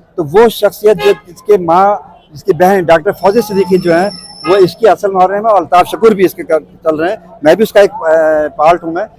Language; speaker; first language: Urdu; native; Urdu